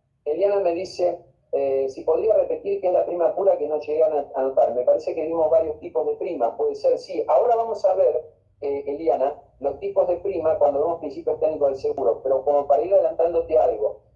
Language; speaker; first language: Spanish; native; Spanish